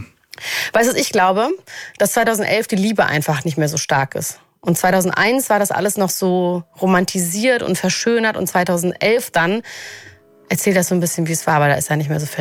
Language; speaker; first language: German; native; German